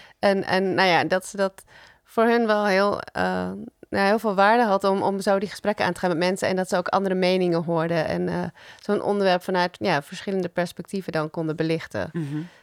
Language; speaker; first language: Dutch; native; Dutch